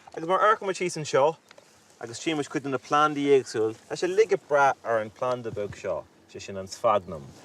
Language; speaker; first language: Irish; native; Irish